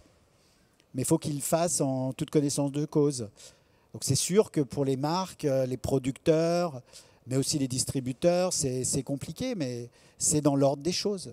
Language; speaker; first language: French; native; French